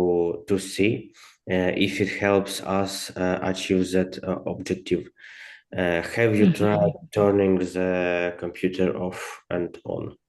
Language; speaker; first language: English; non-native, learner; Ukrainian